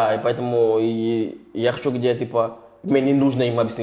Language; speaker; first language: Russian; non-native, fluent; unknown